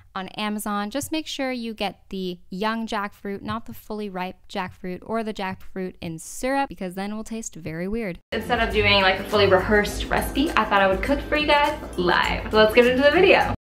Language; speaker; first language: English; native; English